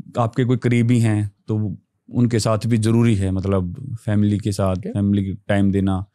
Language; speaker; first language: Hindi; native; Hindi